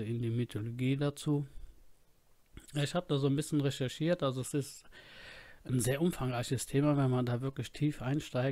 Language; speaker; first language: German; native; German